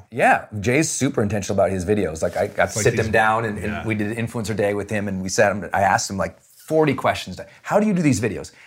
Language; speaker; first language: English; native; English